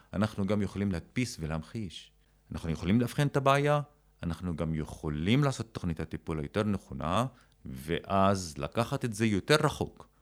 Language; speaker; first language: Hebrew; non-native, local second language; Arabic